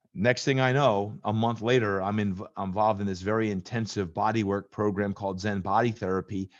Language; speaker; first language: English; native; English